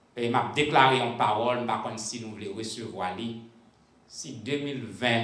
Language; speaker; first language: French; native; French